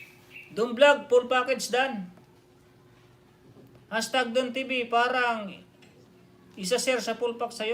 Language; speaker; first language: Filipino; non-native, local second language; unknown